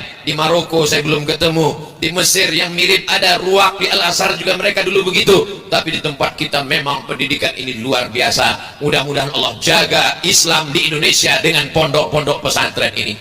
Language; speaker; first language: Indonesian; native; Indonesian